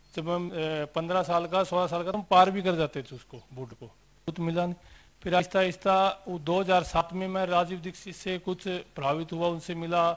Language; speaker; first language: Hindi; native; Hindi